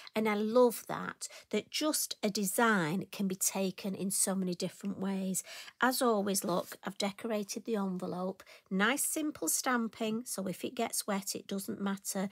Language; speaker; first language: English; native; English